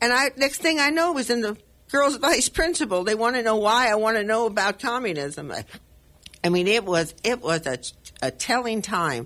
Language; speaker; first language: English; native; English